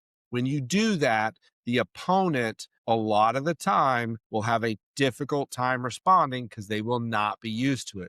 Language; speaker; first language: English; native; English